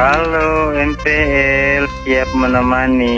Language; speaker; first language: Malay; non-native, local second language; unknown